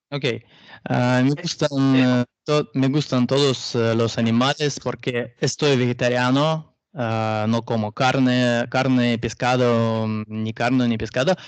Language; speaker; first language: Spanish; non-native, learner; Russian